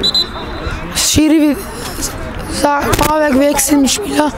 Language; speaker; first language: German; non-native, learner; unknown